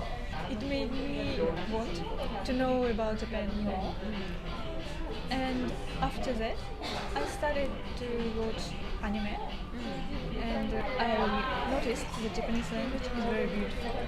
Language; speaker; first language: English; non-native, learner; Russian